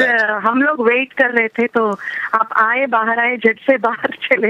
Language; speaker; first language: Hindi; non-native, local second language; Telugu